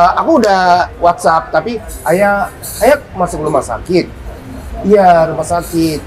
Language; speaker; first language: Indonesian; non-native, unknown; Japanese